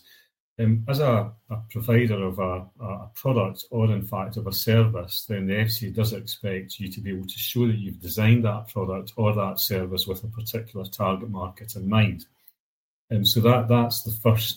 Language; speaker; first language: English; native; English